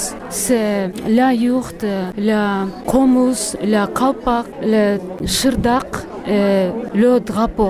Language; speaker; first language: French; non-native, learner; Kyrgyz